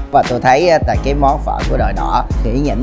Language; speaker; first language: Vietnamese; native; Vietnamese